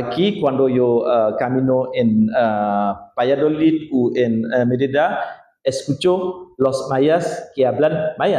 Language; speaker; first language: Spanish; non-native, learner; Indonesian